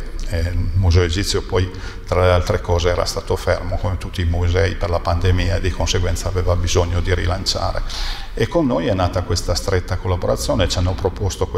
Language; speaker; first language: Italian; native; Italian